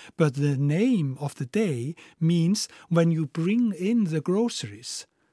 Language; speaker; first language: English; non-native, fluent; Icelandic